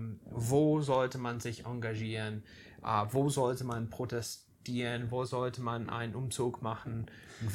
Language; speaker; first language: German; non-native, fluent; English